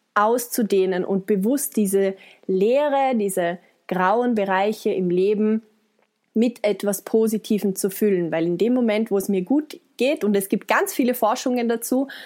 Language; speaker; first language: German; native; German